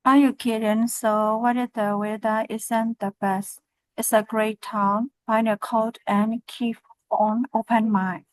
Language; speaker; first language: English; non-native, learner; Burmese